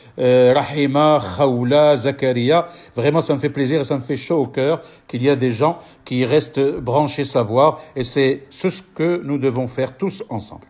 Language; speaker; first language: French; non-native, local second language; Arabic